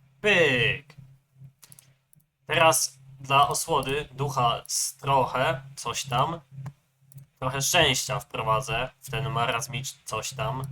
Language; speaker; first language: Polish; native; Polish